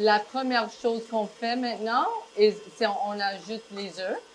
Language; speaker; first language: French; non-native, fluent; English